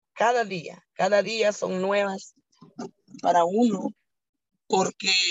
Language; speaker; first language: Spanish; native; Spanish